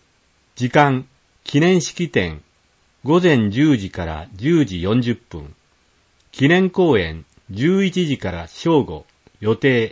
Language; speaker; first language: Japanese; native; Japanese